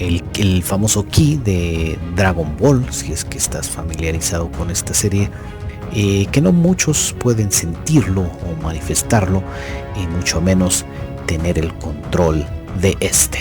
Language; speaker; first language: Spanish; native; Spanish